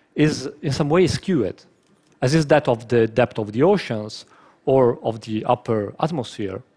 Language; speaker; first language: English; non-native, fluent; Italian